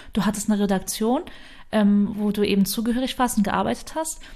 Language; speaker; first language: German; early bilingual, other home language; Turkish